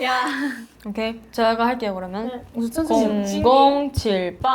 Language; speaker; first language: Korean; native; Korean